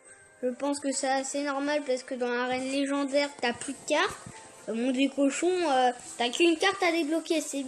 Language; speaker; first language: French; native; French